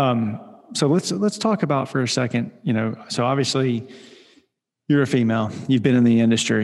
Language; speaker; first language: English; native; English